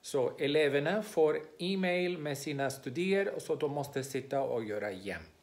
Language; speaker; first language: Swedish; non-native, fluent; Greek